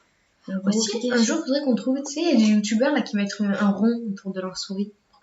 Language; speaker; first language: French; native; French